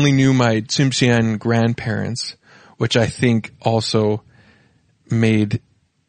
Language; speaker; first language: English; native; English